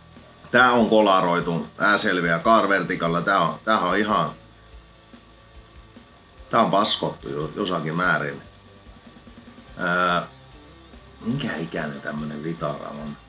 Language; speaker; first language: Finnish; native; Finnish